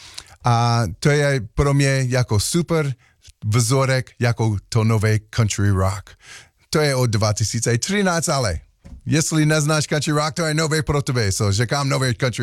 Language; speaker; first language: Czech; non-native, learner; English